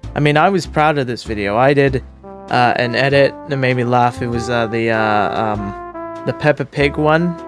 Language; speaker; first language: English; native; English